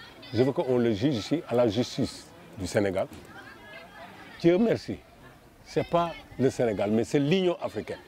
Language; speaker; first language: French; non-native, local second language; Wolof